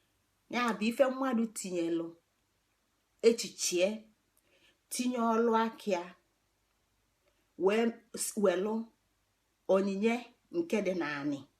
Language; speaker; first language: Igbo; native; Igbo